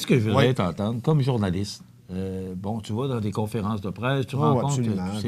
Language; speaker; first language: French; native; French